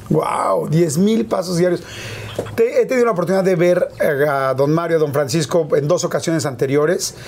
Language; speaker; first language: Spanish; native; Spanish